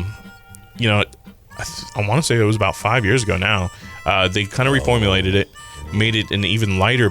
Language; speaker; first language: English; native; English